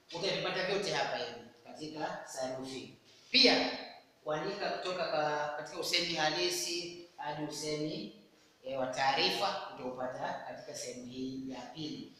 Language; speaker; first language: Swahili; non-native, local second language; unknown